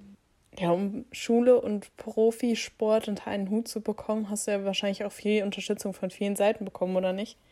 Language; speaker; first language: German; native; German